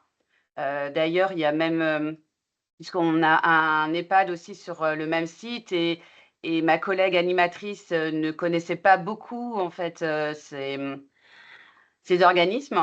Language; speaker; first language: French; native; French